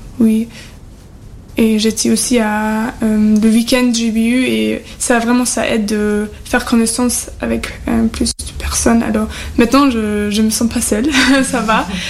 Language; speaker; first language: French; non-native, learner; German